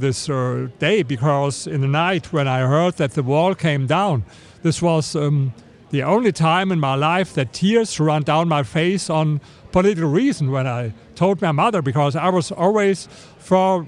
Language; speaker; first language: English; non-native, fluent; German